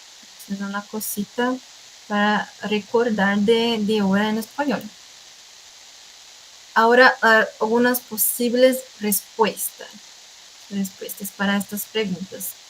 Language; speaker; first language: Spanish; non-native, fluent; Portuguese